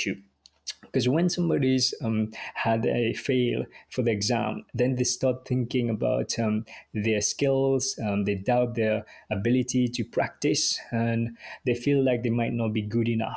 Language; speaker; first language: English; non-native, fluent; Morisyen